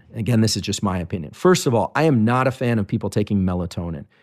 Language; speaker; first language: English; native; English